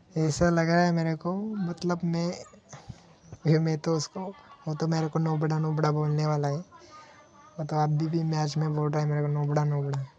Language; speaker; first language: Hindi; non-native, local second language; Marathi